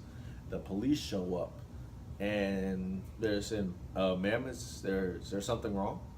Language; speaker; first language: English; native; English